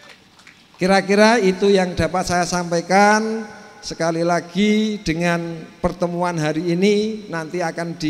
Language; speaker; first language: Indonesian; native; Indonesian